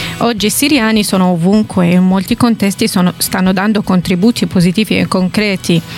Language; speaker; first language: Italian; non-native, fluent; Arabic